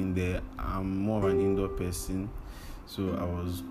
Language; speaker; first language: English; non-native, local second language; Yoruba